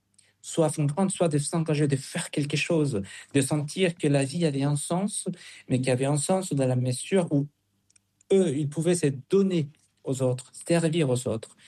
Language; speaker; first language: French; non-native, fluent; Spanish